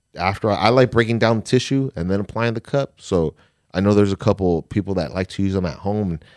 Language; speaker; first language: English; native; English